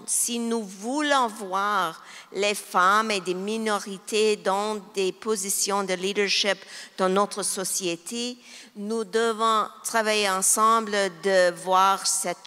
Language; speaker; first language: French; non-native, local second language; English